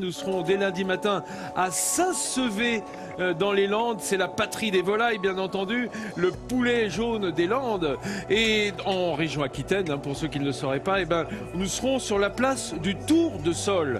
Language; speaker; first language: French; native; French